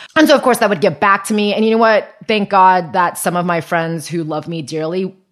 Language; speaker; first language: English; early bilingual, other home language; Chinese